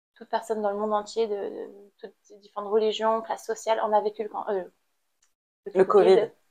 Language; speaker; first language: French; non-native, fluent; Khmer